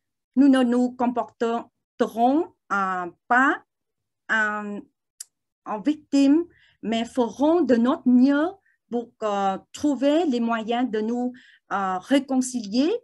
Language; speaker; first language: French; non-native, learner; Vietnamese